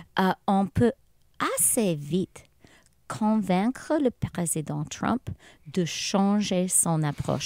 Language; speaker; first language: French; non-native, local second language; English